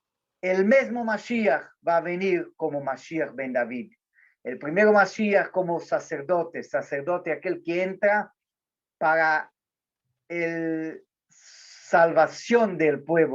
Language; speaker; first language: Spanish; non-native, fluent; Portuguese